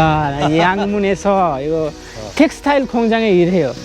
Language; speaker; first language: Korean; non-native, learner; Bangla